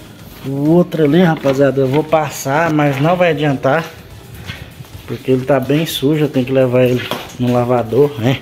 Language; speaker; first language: Portuguese; native; Portuguese